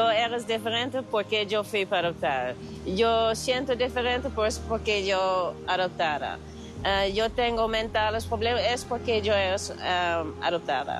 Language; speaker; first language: Spanish; non-native, learner; Dutch